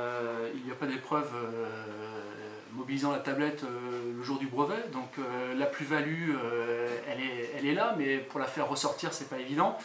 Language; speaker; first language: French; native; French